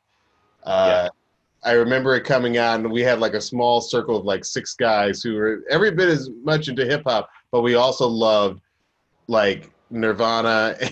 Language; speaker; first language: English; native; English